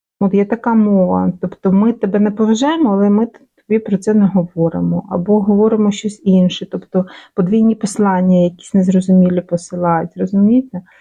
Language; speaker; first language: Ukrainian; non-native, local second language; Russian